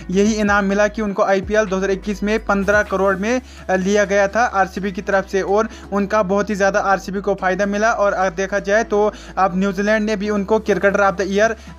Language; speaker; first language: Hindi; native; Hindi